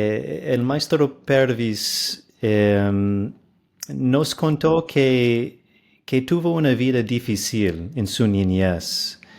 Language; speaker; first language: Spanish; non-native, fluent; English